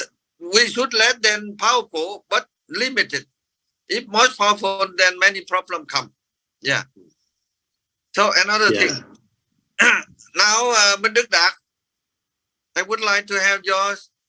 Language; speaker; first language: English; non-native, fluent; Vietnamese